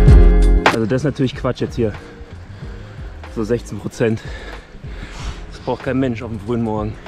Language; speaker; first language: German; native; German